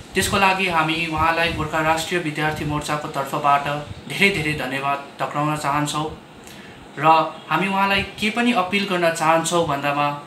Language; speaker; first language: Nepali; native; Nepali